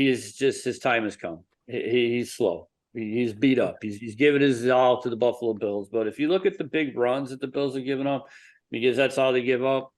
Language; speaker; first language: English; native; English